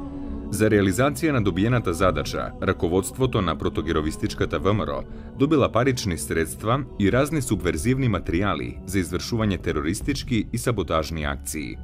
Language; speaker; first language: Macedonian; native; Macedonian